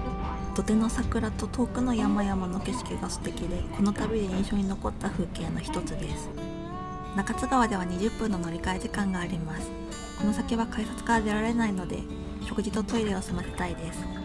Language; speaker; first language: Japanese; native; Japanese